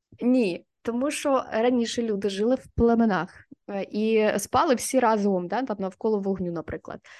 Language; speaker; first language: Ukrainian; non-native, local second language; Russian